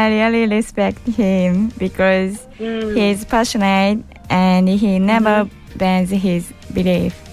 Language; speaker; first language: English; non-native, learner; Japanese